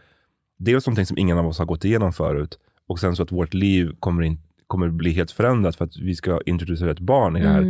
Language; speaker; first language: Swedish; native; Swedish